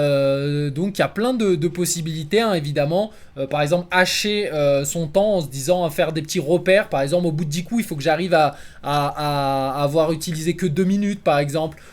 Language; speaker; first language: French; native; French